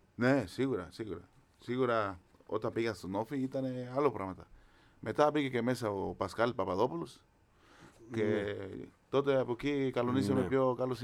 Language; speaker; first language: Greek; non-native, learner; Spanish